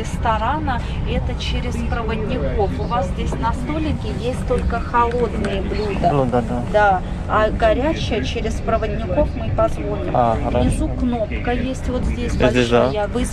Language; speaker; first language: Russian; native; Russian